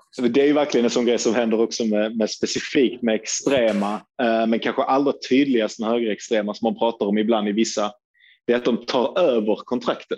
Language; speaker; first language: Swedish; early bilingual, other home language; Turkish